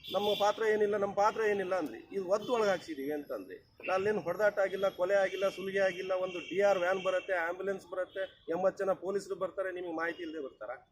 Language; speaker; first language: Kannada; native; Kannada